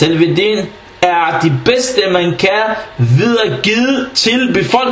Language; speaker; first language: Danish; early bilingual, other home language; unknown